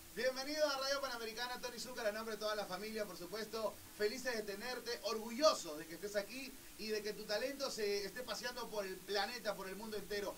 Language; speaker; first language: Spanish; native; Spanish